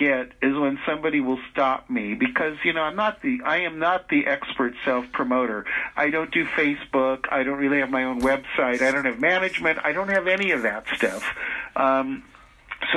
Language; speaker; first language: English; native; English